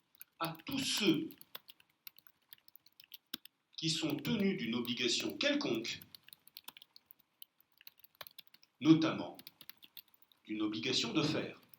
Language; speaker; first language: French; native; French